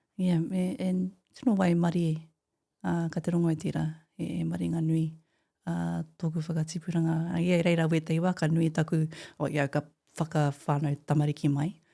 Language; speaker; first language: Māori; native; Māori